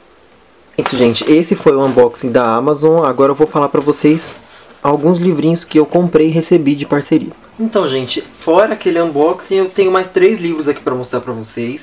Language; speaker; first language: Portuguese; native; Portuguese